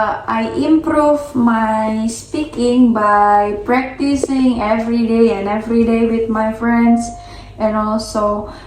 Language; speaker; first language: English; non-native, learner; Indonesian